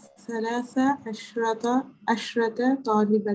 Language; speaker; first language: Arabic; non-native, learner; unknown